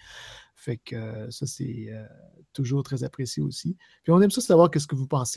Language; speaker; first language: French; native; French